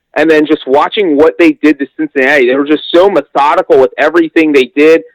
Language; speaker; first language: English; native; English